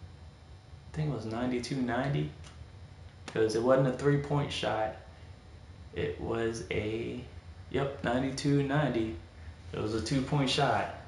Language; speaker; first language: English; native; English